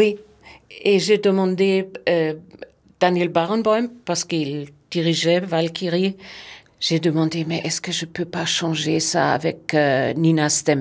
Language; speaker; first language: French; non-native, fluent; German